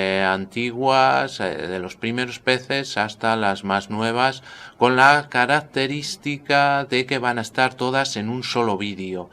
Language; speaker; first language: Spanish; native; Spanish